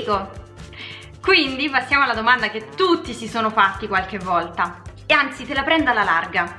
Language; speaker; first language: Italian; native; Italian